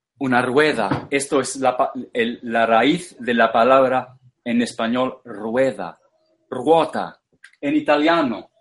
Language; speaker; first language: Spanish; non-native, fluent; English